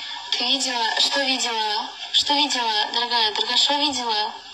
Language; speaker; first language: Russian; native; Russian